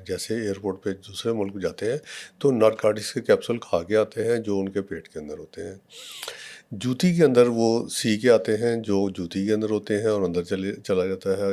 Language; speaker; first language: Urdu; non-native, local second language; Punjabi